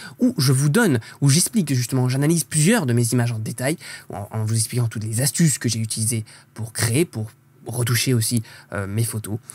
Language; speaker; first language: French; native; French